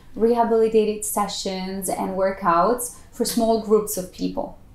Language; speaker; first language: English; non-native, fluent; Italian